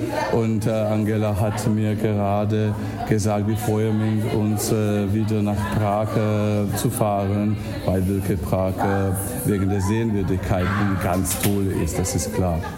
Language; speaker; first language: German; non-native, fluent; Czech